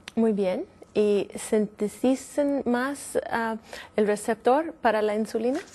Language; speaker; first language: Spanish; non-native, fluent; English